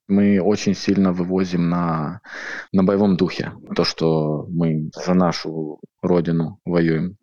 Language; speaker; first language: Russian; native; Russian